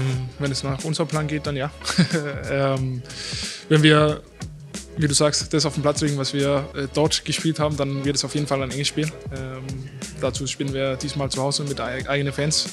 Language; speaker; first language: German; non-native, fluent; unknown